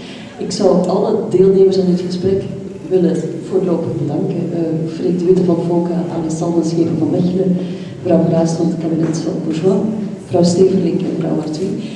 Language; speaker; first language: Dutch; native; Dutch